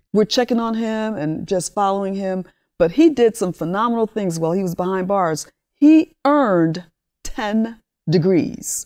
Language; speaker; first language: English; early bilingual, other home language; Spanish